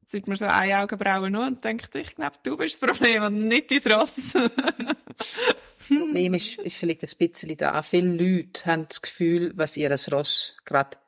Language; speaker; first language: German; non-native, fluent; Danish